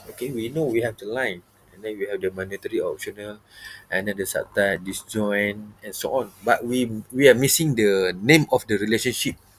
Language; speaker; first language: English; non-native, local second language; Malay